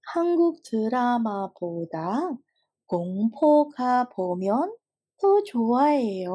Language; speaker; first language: Korean; non-native, fluent; Indonesian